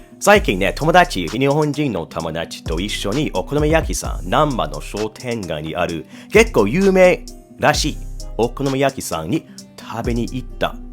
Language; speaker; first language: Japanese; non-native, fluent; English